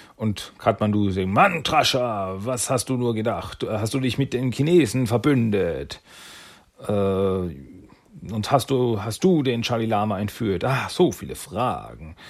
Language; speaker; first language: German; native; German